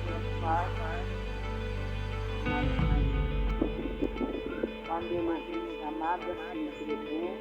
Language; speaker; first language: Portuguese; non-native, local second language; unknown